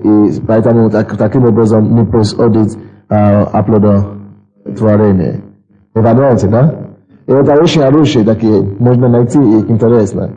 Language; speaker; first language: Russian; non-native, fluent; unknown